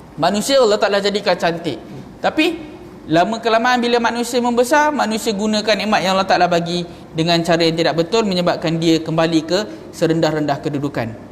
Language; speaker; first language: Malay; native; Malay